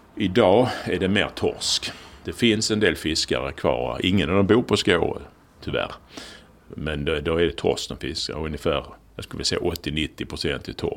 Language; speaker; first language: Swedish; native; Swedish